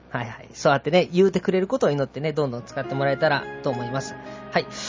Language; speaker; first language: Japanese; native; Japanese